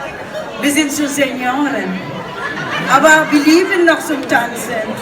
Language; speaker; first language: German; non-native, learner; Filipino